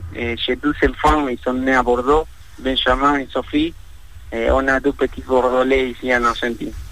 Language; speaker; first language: French; non-native, fluent; Spanish